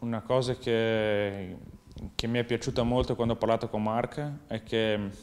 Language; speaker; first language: Italian; non-native, fluent; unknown